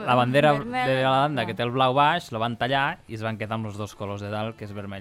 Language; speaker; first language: Catalan; native; Catalan